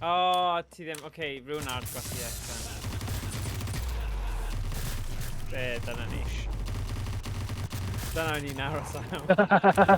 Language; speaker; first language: Welsh; native; Welsh